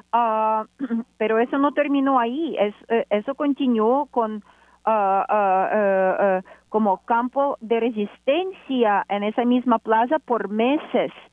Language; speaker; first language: Spanish; non-native, fluent; Ukrainian